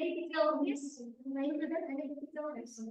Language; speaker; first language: English; non-native, learner; Indonesian